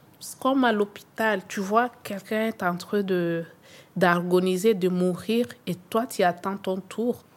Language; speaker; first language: French; non-native, local second language; Swahili